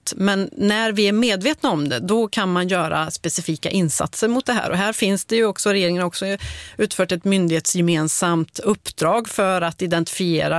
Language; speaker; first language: Swedish; native; Swedish